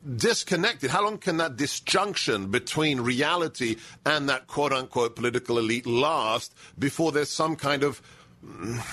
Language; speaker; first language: English; native; English